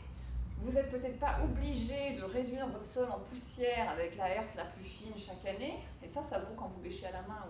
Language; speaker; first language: French; native; French